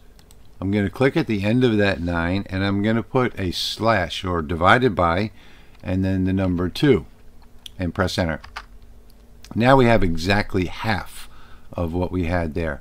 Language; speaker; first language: English; native; English